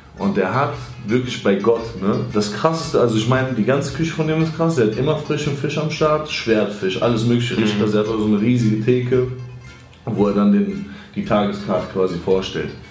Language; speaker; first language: German; early bilingual, other home language; Greek